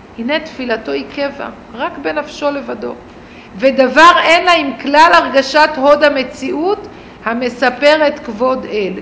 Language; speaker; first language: Hebrew; native; Hebrew